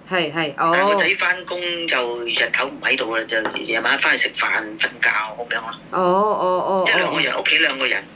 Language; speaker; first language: Cantonese; native; Cantonese